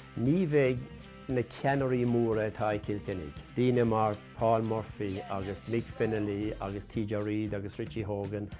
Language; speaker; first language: Irish; non-native, local second language; English